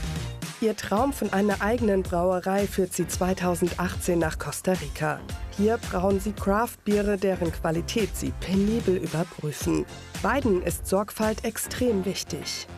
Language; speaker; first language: German; native; German